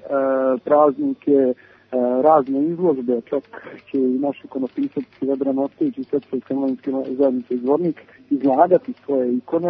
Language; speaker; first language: Serbian; native; Serbian